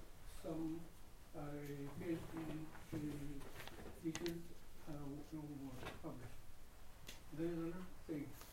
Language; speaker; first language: English; non-native, fluent; Arabic